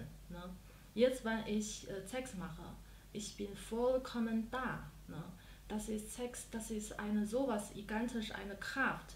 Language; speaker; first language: German; non-native, fluent; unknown